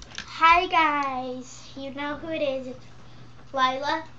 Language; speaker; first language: English; native; English